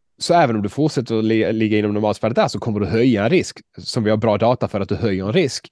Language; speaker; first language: Swedish; native; Swedish